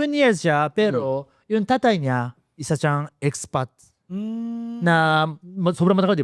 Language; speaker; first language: Filipino; non-native, fluent; Japanese